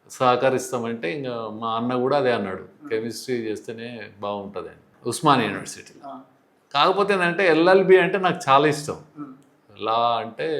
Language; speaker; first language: Telugu; native; Telugu